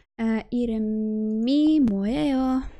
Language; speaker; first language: Korean; non-native, learner; Polish